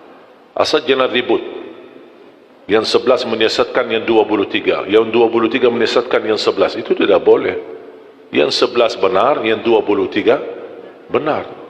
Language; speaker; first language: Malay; non-native, fluent; Arabic